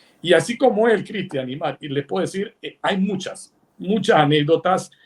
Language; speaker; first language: Spanish; early bilingual, other home language; Italian